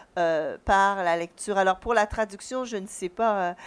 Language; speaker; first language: French; native; French